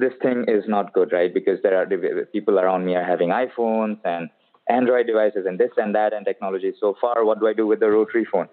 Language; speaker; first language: English; non-native, local second language; Assamese